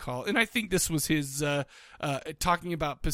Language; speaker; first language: English; native; English